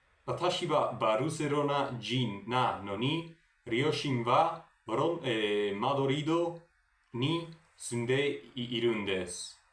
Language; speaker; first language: Japanese; non-native, learner; Spanish